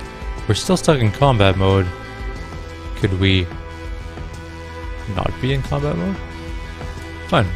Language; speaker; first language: English; native; English